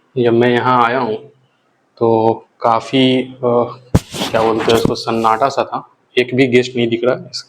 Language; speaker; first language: Hindi; native; Hindi